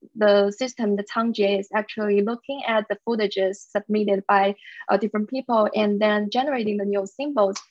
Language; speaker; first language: English; non-native, fluent; Chinese